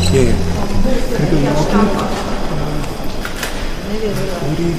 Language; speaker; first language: Korean; non-native, learner; Croatian